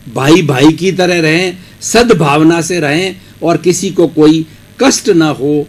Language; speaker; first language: Hindi; native; Hindi